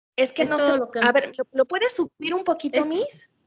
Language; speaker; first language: Spanish; native; Spanish